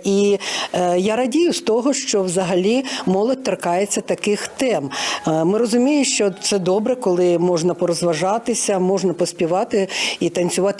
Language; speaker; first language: Ukrainian; native; Ukrainian